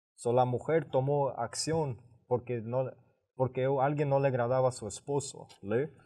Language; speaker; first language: Spanish; early bilingual, heritage; Spanish